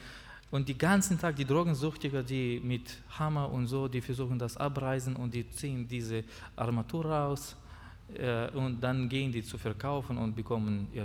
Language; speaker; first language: German; non-native, learner; Russian